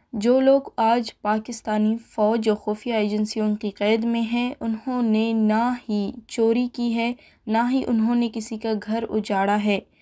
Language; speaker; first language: Urdu; non-native, local second language; Baluchi